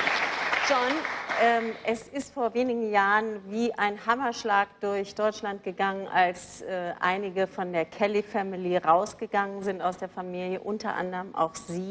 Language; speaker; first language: German; native; German